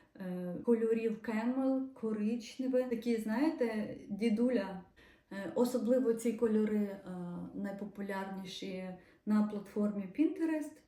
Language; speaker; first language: Ukrainian; non-native, local second language; Russian